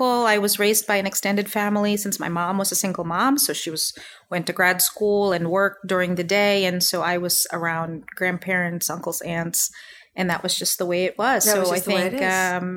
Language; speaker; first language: English; non-native, local second language; Filipino